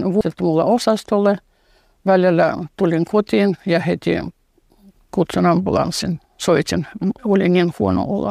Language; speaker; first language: Finnish; non-native, fluent; Russian